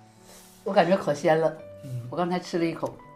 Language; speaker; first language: Chinese; native; Chinese